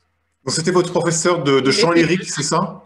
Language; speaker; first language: French; native; French